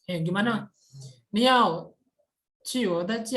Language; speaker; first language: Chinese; non-native, fluent; Indonesian